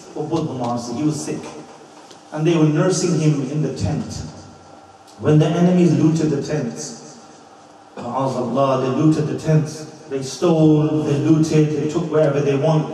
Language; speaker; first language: English; native; English